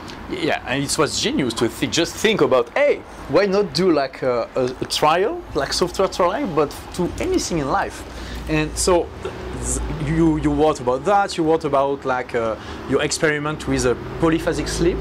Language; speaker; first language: English; non-native, fluent; French